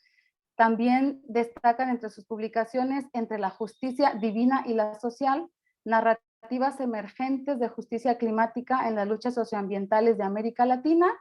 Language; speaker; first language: Spanish; native; Spanish